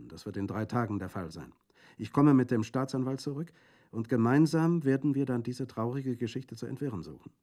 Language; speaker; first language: German; native; German